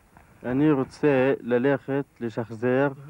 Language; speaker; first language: Hebrew; non-native, local second language; Arabic